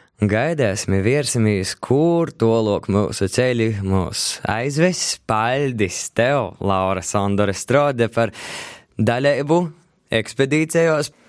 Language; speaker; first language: Latvian; native; Latvian